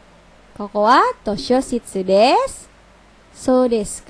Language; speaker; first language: Japanese; non-native, learner; Indonesian